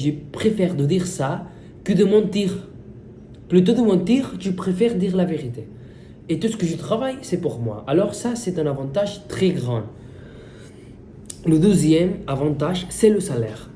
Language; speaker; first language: French; non-native, fluent; Spanish